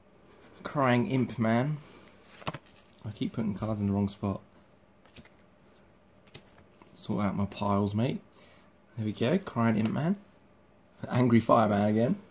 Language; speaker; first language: English; native; English